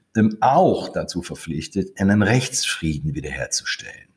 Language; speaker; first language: German; native; German